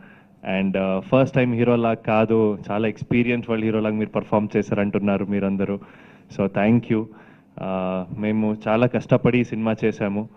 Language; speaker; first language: Telugu; non-native, learner; Kannada